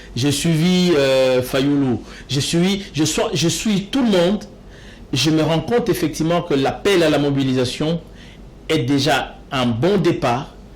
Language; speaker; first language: French; non-native, local second language; Lingala